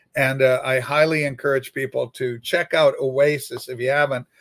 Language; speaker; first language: English; native; English